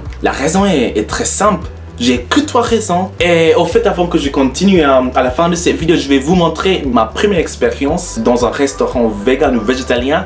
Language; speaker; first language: French; non-native, learner; English